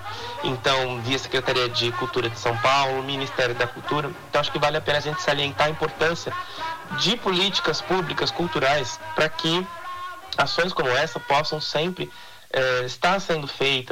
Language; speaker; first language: Portuguese; native; Portuguese